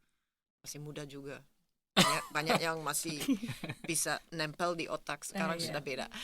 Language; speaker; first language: Indonesian; non-native, fluent; Dutch